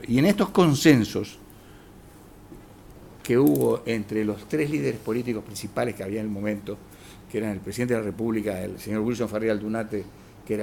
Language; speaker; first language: Spanish; native; Spanish